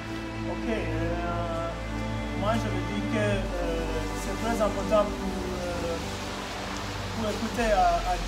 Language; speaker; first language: French; non-native, learner; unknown